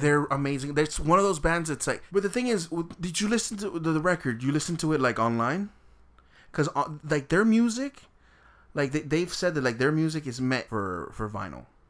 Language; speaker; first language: English; native; English